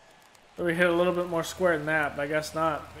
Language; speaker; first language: English; native; English